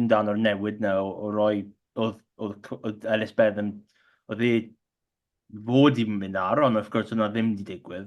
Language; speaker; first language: Welsh; non-native, local second language; English